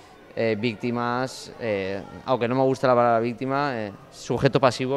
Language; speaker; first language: Spanish; native; Spanish